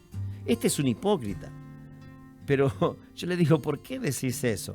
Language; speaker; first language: Spanish; native; Spanish